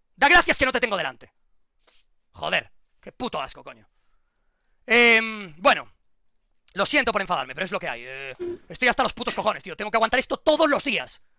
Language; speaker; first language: Spanish; native; Spanish